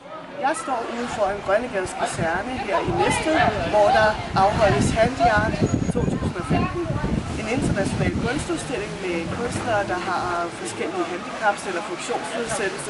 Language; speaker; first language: Danish; native; Danish